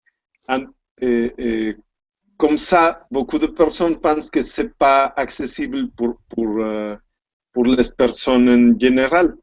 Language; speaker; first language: French; non-native, learner; Spanish